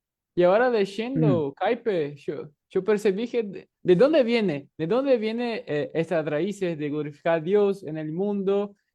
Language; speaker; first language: Spanish; non-native, fluent; Portuguese